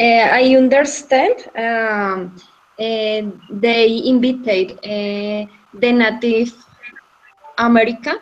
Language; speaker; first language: English; non-native, learner; Spanish